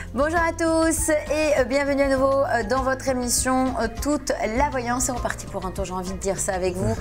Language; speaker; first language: French; native; French